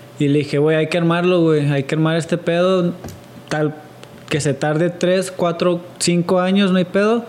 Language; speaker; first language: Spanish; native; Spanish